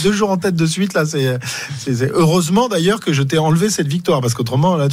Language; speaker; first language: French; native; French